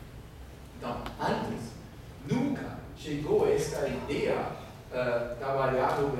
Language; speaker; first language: Portuguese; non-native, fluent; German